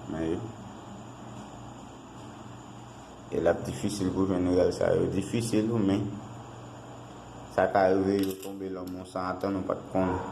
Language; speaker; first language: French; non-native, learner; Haitian Creole